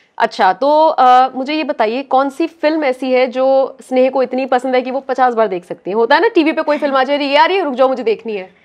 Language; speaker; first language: Hindi; native; Hindi